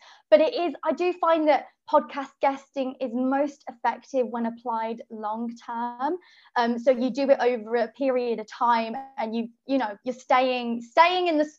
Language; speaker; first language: English; native; English